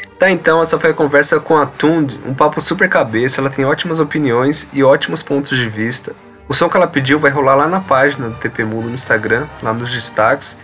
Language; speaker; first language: Portuguese; native; Portuguese